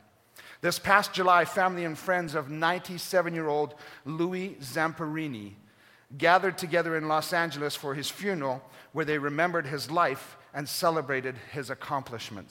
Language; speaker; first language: English; native; English